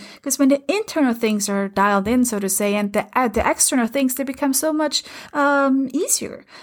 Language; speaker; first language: English; non-native, fluent; German